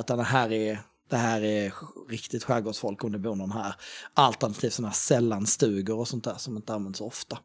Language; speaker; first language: Swedish; native; Swedish